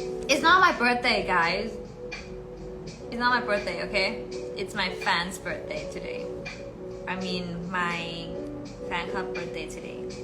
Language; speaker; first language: English; non-native, fluent; Thai